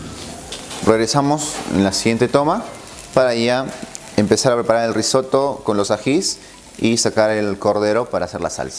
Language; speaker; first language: Spanish; native; Spanish